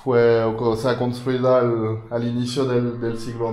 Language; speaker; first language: Spanish; non-native, fluent; French